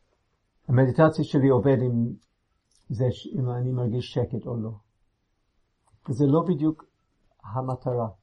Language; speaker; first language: Hebrew; non-native, fluent; English